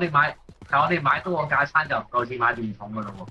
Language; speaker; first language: Chinese; native; Chinese